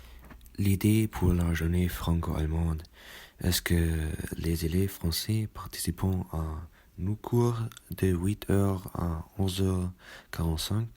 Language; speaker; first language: French; non-native, learner; German